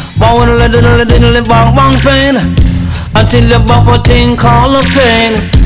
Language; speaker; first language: English; native; English